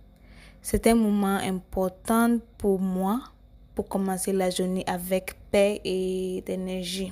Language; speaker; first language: French; non-native, learner; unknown